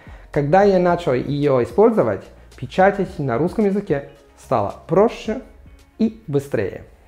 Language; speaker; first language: Russian; non-native, fluent; Italian